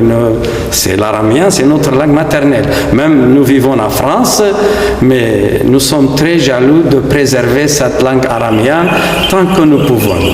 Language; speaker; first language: French; non-native, fluent; Aramaic